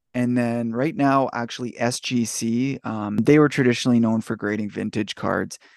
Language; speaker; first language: English; native; English